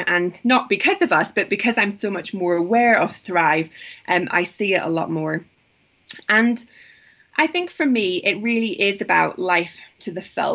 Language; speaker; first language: English; native; English